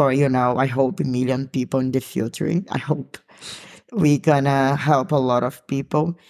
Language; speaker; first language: English; non-native, learner; Portuguese